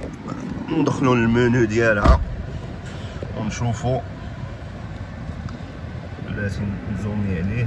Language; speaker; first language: Arabic; native; Arabic